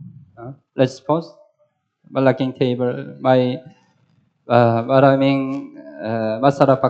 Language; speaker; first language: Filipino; non-native, learner; Korean